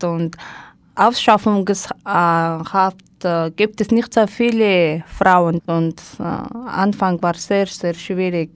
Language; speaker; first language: German; non-native, learner; Mongolian